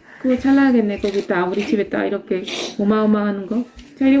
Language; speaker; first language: Korean; non-native, fluent; Spanish